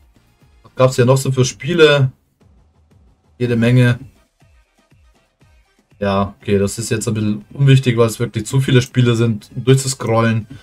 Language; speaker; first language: German; native; German